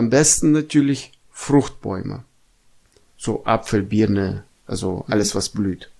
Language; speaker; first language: German; non-native, fluent; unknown